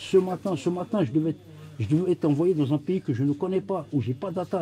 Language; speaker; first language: French; early bilingual, other home language; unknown